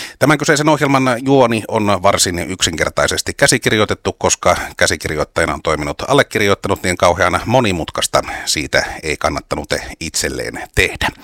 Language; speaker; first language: Finnish; native; Finnish